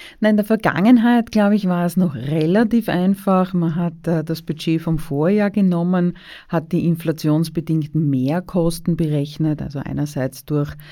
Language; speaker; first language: German; native; German